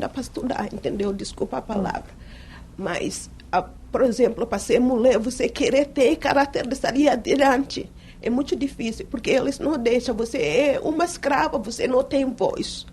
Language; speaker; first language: Portuguese; non-native, fluent; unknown